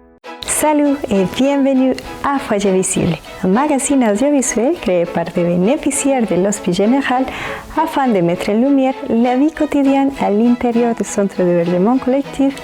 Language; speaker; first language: French; native; French